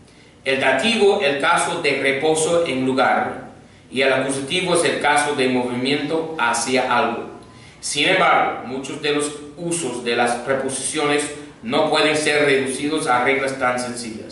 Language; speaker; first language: Spanish; non-native, fluent; English